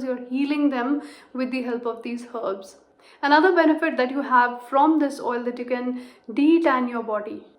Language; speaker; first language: English; non-native, local second language; Hindi